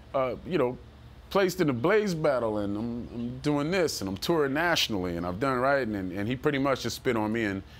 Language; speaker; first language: English; native; English